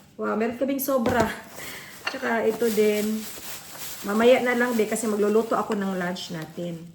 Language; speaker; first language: Filipino; non-native, local second language; Cebuano